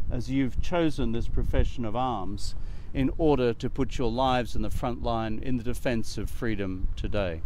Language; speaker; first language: English; native; English